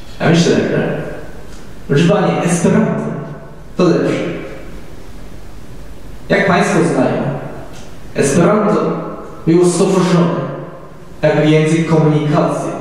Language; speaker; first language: Polish; non-native, learner; Japanese